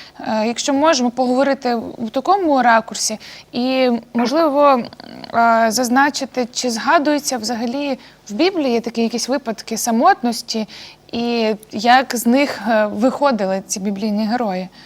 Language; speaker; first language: Ukrainian; native; Ukrainian